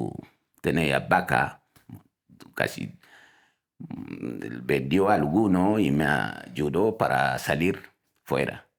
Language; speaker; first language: Spanish; non-native, fluent; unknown